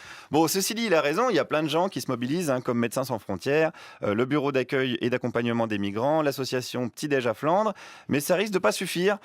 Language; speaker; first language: French; native; French